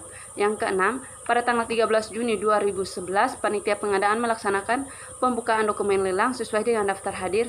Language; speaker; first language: Indonesian; native; Indonesian